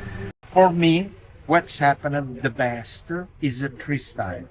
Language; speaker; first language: English; non-native, learner; Italian